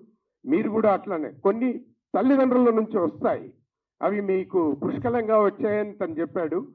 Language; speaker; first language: Telugu; native; Telugu